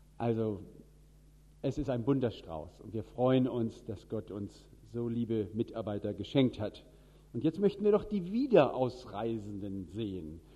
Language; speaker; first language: German; native; German